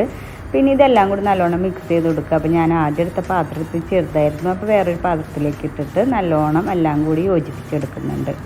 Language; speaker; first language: Malayalam; native; Malayalam